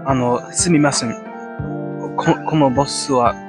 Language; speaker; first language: Japanese; non-native, learner; English